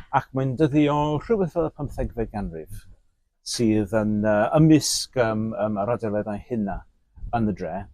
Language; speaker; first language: Welsh; non-native, local second language; English